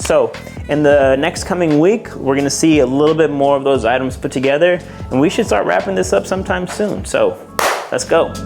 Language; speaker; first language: English; native; English